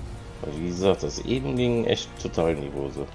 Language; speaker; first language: German; native; German